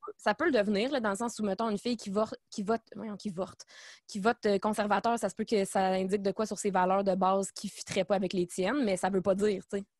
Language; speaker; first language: French; native; French